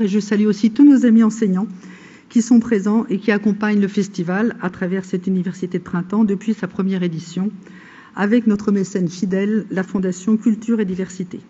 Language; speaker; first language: French; native; French